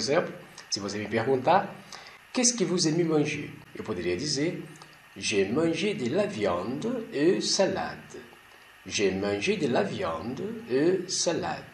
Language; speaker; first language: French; non-native, learner; Portuguese